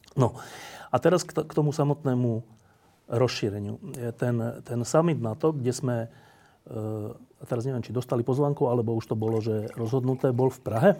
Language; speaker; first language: Slovak; native; Slovak